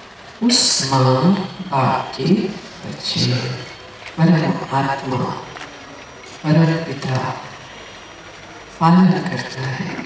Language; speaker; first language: Hindi; native; Hindi